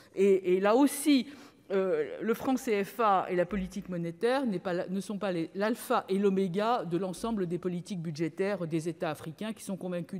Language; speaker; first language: French; native; French